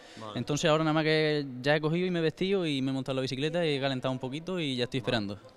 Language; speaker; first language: Spanish; native; Spanish